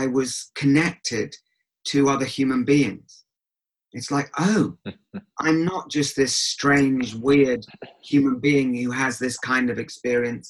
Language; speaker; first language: English; native; English